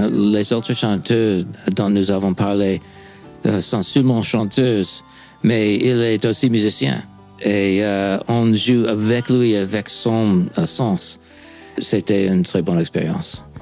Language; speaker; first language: French; non-native, fluent; English